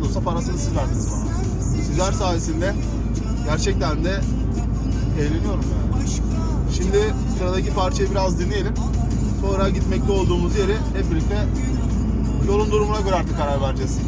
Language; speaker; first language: Turkish; native; Turkish